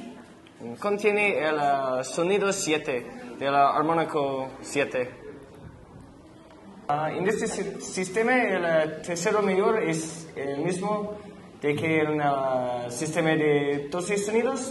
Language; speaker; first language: Spanish; non-native, learner; English